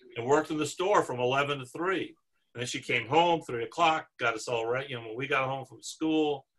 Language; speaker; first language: English; native; English